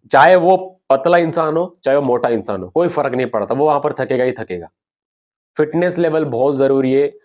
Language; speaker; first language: Hindi; non-native, local second language; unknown